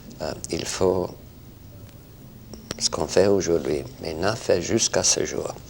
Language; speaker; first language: French; non-native, fluent; English